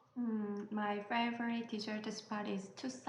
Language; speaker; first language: English; non-native, learner; Korean